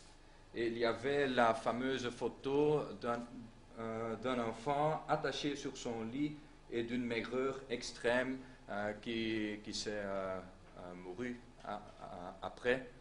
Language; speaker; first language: French; non-native, local second language; Dutch